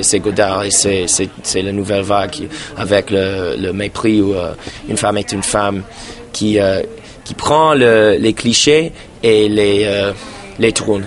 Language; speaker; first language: French; non-native, fluent; English